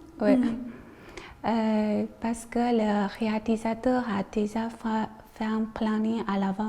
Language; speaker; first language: French; non-native, learner; Chinese